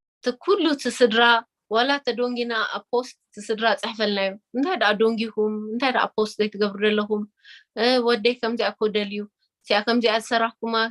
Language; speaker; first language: Tigrinya; early bilingual, heritage; Tigrinya